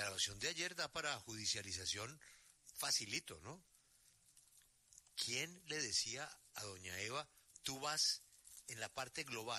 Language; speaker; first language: Spanish; native; Spanish